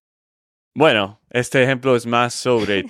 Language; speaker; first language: Spanish; non-native, fluent; English